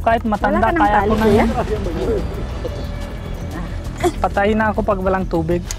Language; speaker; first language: Filipino; non-native, learner; Punjabi